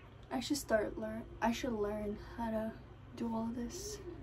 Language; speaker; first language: English; early bilingual, other home language; Spanish